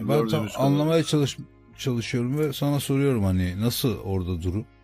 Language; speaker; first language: Turkish; native; Turkish